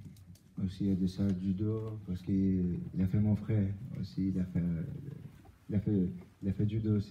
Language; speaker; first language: French; non-native, learner; Albanian